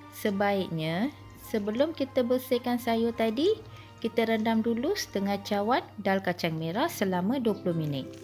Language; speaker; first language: Malay; non-native, local second language; Tamil